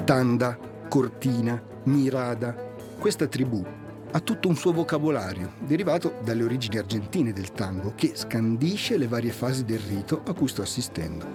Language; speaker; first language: Italian; native; Italian